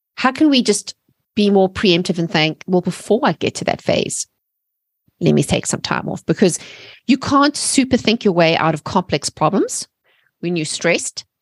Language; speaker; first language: English; native; English